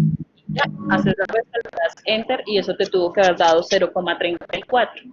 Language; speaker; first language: Spanish; native; Spanish